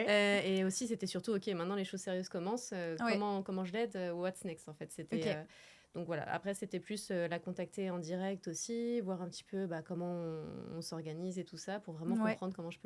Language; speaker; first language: French; native; French